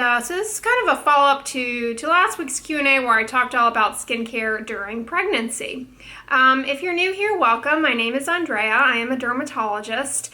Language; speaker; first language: English; native; English